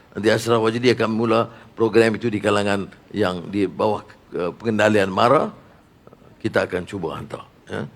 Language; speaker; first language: Malay; native; Malay